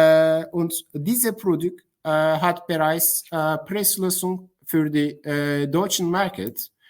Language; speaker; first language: German; non-native, fluent; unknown